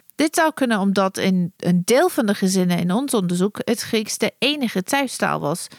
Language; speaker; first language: Dutch; non-native, fluent; English